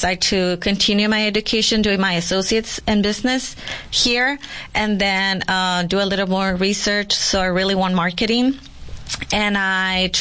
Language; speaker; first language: English; non-native, fluent; Spanish